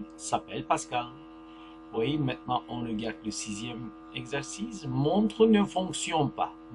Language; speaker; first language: French; non-native, fluent; Turkish